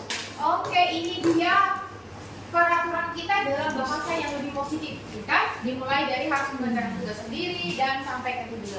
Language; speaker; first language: Indonesian; native; Indonesian